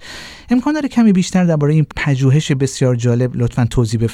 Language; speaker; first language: Persian; native; Persian